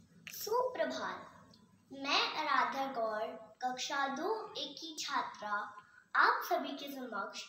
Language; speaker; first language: Hindi; native; Hindi